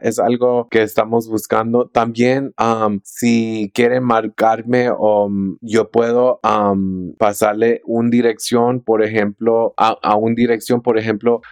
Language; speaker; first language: Spanish; early bilingual, heritage; Spanish